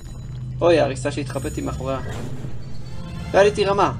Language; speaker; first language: Hebrew; native; Hebrew